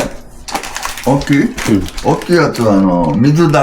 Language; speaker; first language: Japanese; native; Japanese